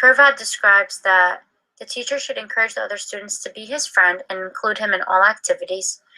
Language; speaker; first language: English; native; English